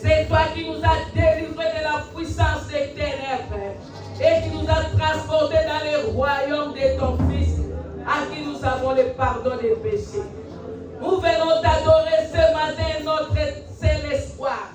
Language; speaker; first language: French; non-native, local second language; Lingala